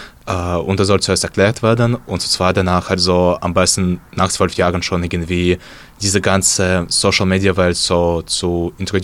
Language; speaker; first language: German; non-native, learner; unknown